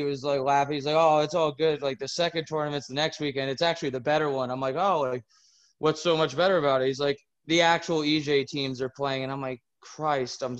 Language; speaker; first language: English; native; English